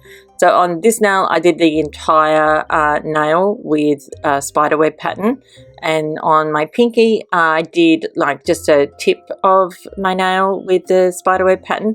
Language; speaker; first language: English; native; English